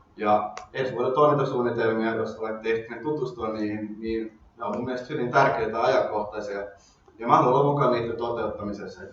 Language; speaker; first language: Finnish; native; Finnish